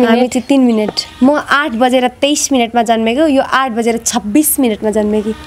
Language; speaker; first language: Nepali; native; Nepali